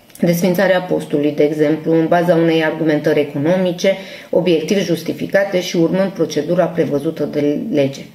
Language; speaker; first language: Romanian; non-native, local second language; Hungarian